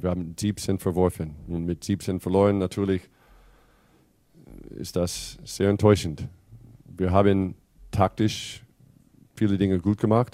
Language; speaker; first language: German; non-native, fluent; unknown